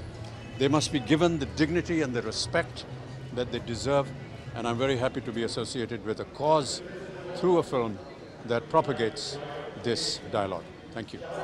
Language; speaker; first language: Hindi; native; Hindi